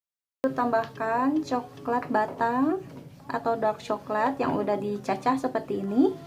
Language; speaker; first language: Indonesian; native; Indonesian